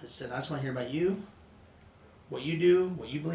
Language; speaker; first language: English; non-native, fluent; Swedish